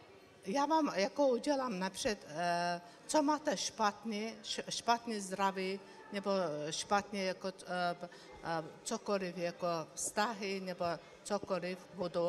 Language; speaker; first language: Czech; non-native, learner; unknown